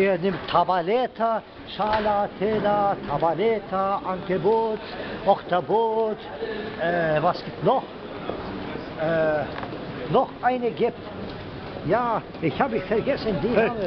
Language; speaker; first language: German; non-native, learner; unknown